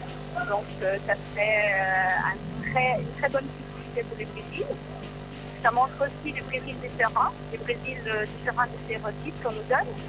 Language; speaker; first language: French; non-native, fluent; Portuguese